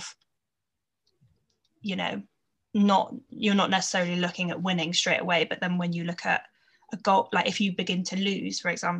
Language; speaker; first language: English; native; English